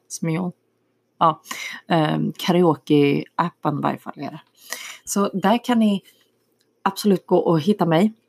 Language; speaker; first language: Swedish; early bilingual, other home language; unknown